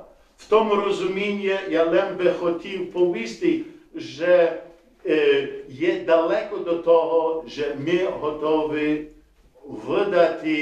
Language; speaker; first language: Ukrainian; non-native, learner; English